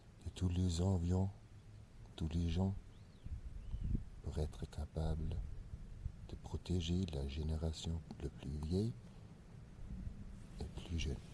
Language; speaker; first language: French; non-native, learner; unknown